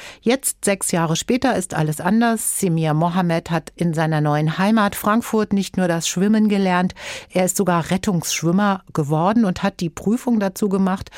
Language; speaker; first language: German; native; German